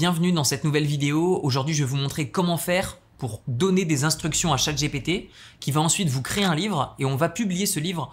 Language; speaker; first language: French; native; French